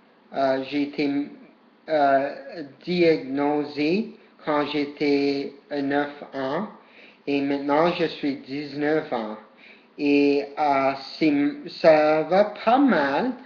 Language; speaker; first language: French; non-native, learner; English